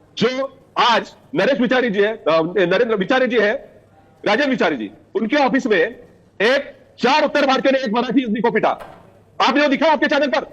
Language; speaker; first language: Hindi; non-native, local second language; Marathi